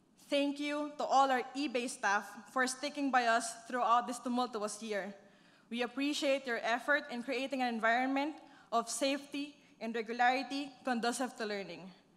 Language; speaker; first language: English; non-native, local second language; Filipino